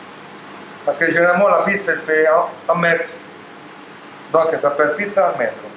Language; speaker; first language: French; non-native, learner; Italian